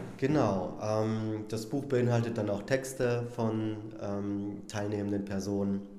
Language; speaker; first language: German; early bilingual, other home language; Polish